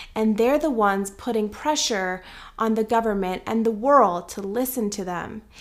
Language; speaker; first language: English; early bilingual, other home language; Persian